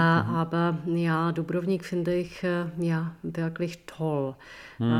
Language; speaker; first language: German; non-native, fluent; Czech